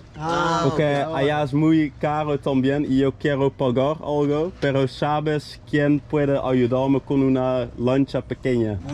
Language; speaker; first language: Spanish; non-native, learner; Dutch